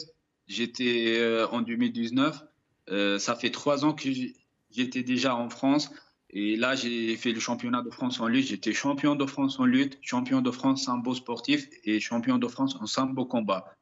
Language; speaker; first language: French; non-native, fluent; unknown